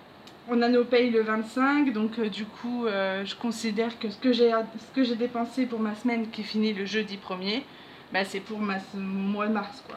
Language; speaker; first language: French; native; French